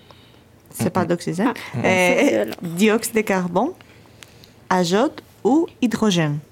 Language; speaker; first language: French; non-native, learner; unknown